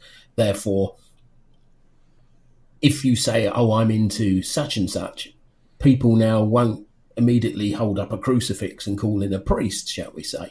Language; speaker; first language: English; native; English